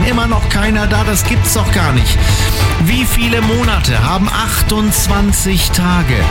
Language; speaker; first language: German; native; German